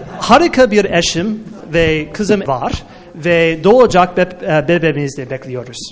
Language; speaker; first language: Turkish; non-native, fluent; English